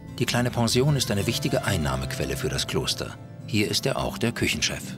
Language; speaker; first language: German; native; German